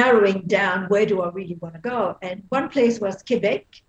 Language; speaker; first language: English; non-native, fluent; Dutch